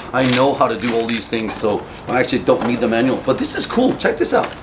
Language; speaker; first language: English; native; English